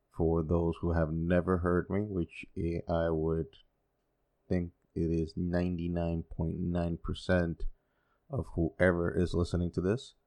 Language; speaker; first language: English; non-native, fluent; Spanish